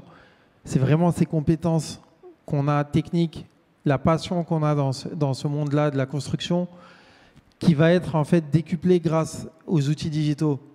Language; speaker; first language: French; native; French